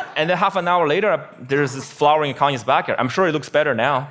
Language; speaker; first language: English; non-native, fluent; Chinese